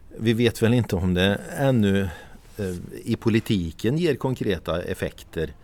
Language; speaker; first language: Swedish; native; Swedish